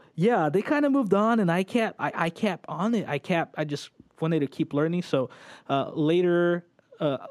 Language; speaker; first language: English; early bilingual, other home language; Portuguese